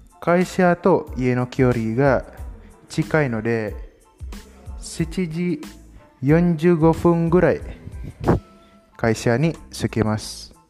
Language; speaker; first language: Japanese; non-native, learner; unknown